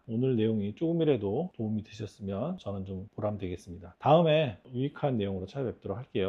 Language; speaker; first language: Korean; native; Korean